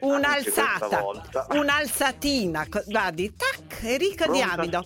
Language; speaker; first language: Italian; native; Italian